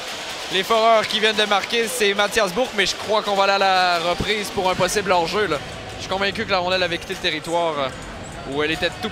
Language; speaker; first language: French; native; French